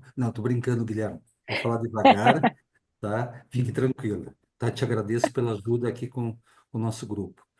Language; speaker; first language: Portuguese; native; Portuguese